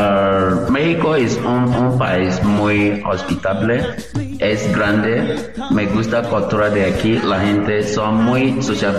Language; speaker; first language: Spanish; non-native, learner; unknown